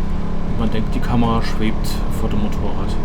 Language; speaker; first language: German; native; German